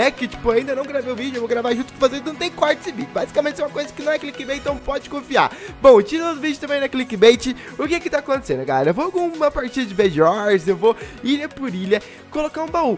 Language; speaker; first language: Portuguese; native; Portuguese